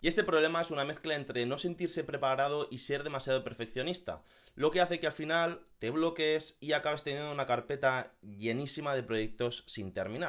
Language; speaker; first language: Spanish; native; Spanish